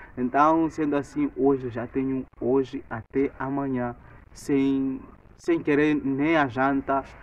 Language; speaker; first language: Portuguese; non-native, local second language; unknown